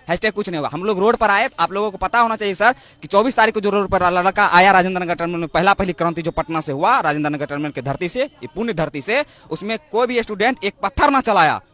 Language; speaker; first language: Hindi; native; Hindi